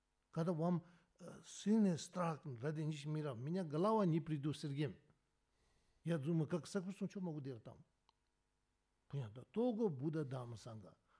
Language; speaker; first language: Russian; non-native, learner; Tibetan